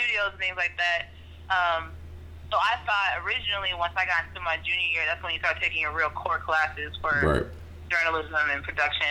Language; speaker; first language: English; native; English